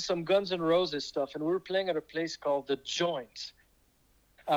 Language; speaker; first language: English; non-native, fluent; French